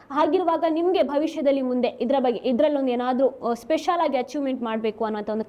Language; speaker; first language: Kannada; native; Kannada